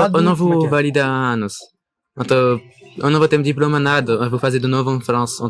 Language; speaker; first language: Portuguese; non-native, learner; French